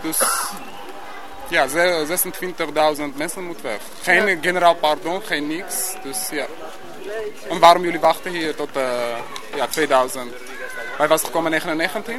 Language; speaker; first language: Dutch; non-native, learner; Armenian